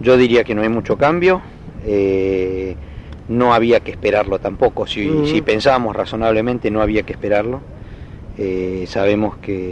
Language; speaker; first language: Spanish; native; Spanish